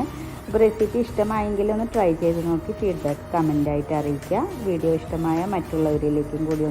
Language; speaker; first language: Malayalam; native; Malayalam